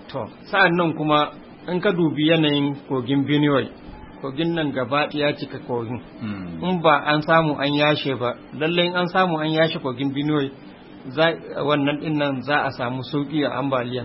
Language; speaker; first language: Hausa; native; Hausa